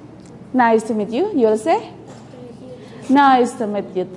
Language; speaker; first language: English; non-native, fluent; Indonesian